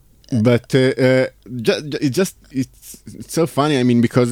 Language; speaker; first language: English; non-native, fluent; Hebrew